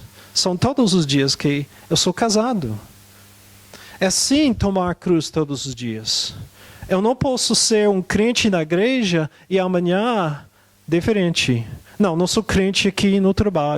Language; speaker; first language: Portuguese; non-native, fluent; English